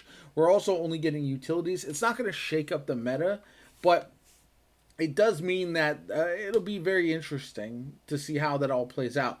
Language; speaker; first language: English; native; English